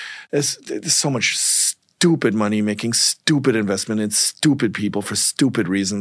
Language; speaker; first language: English; early bilingual, other home language; German